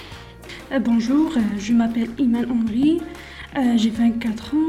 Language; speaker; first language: French; non-native, learner; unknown